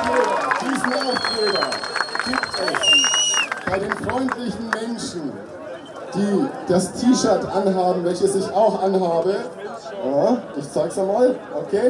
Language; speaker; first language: German; native; German